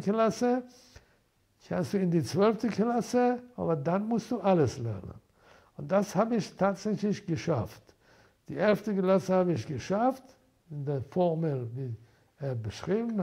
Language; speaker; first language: German; non-native, fluent; Persian